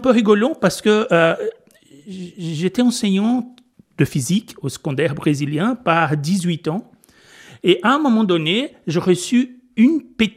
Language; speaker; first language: French; non-native, fluent; Portuguese